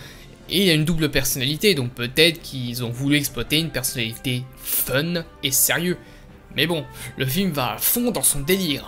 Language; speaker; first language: French; native; French